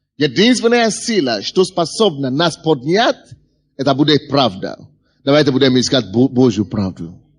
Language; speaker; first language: Russian; non-native, fluent; Yoruba